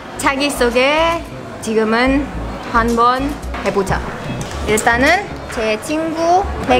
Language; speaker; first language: Korean; non-native, learner; Indonesian